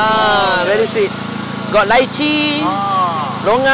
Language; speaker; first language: English; non-native, local second language; Malay